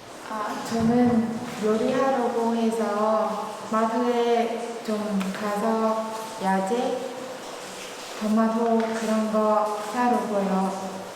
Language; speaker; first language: Korean; non-native, learner; Vietnamese